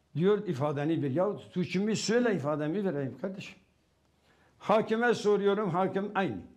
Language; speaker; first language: Turkish; non-native, local second language; Kurdish